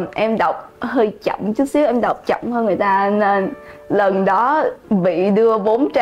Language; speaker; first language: Vietnamese; early bilingual, heritage; Vietnamese